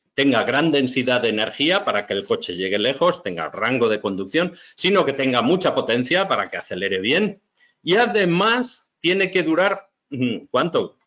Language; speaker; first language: Spanish; native; Spanish